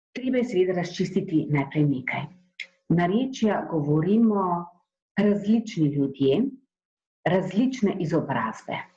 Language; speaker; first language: Slovenian; native; Slovenian